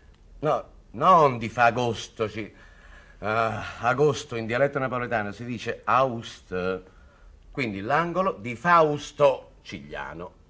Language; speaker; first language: Italian; native; Italian